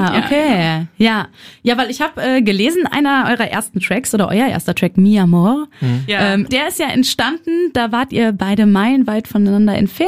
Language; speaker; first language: German; native; German